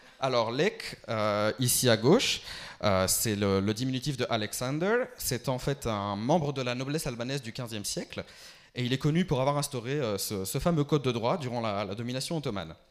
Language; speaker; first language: French; early bilingual, other home language; Albanian